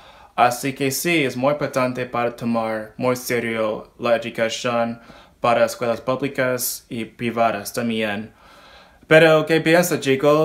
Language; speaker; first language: Spanish; non-native, learner; English